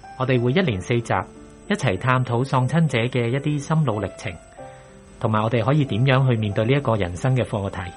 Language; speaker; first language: Chinese; non-native, local second language; Cantonese